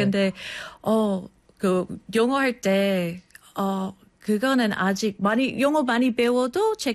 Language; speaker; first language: Korean; non-native, fluent; English